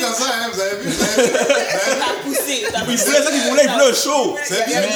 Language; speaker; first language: French; native; French